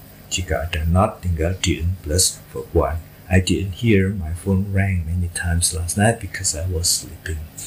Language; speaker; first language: English; non-native, fluent; Indonesian